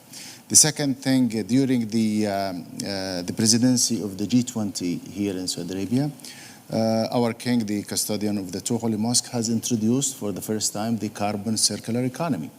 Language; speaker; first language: English; non-native, fluent; Arabic